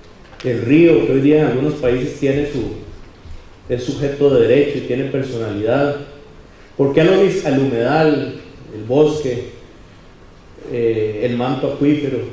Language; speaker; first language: Spanish; native; Spanish